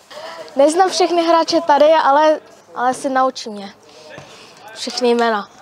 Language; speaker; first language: Czech; non-native, learner; Korean